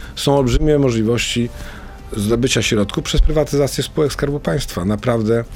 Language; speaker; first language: Polish; native; Polish